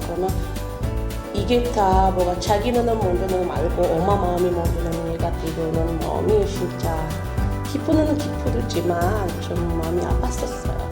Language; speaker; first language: Korean; non-native, learner; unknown